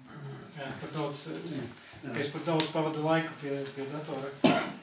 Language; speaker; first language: Latvian; native; Latvian